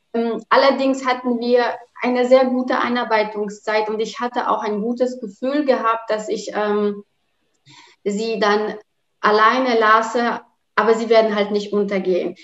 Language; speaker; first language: German; non-native, fluent; Polish